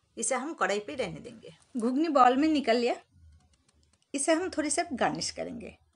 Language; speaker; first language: Hindi; non-native, local second language; Bangla